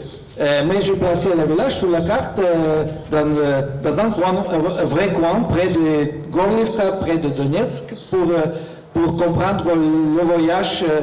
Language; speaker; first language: French; non-native, fluent; Russian